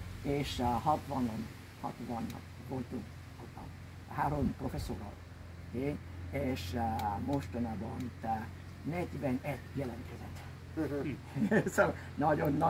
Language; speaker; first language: Hungarian; non-native, learner; Vietnamese